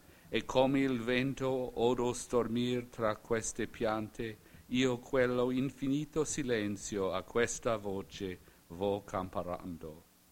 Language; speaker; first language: Italian; non-native, fluent; English